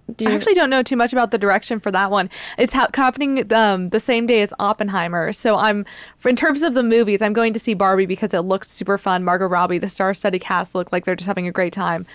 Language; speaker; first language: English; native; English